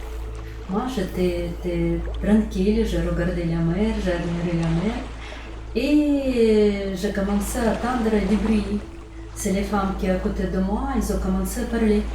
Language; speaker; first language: French; non-native, learner; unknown